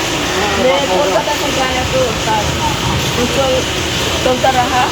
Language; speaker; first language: Hindi; non-native, learner; Bangla